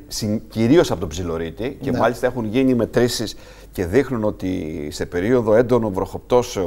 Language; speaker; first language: Greek; native; Greek